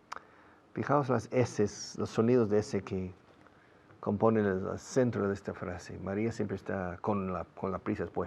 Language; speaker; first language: Spanish; non-native, fluent; English